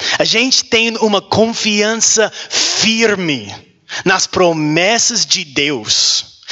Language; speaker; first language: Portuguese; non-native, learner; English